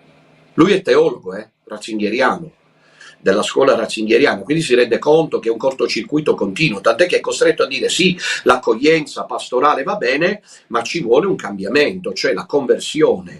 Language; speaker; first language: Italian; native; Italian